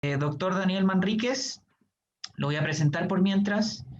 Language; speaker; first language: Spanish; native; Spanish